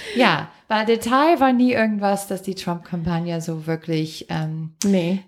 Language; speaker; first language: German; non-native, fluent; English